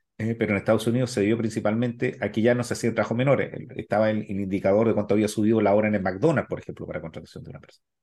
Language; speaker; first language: Spanish; native; Spanish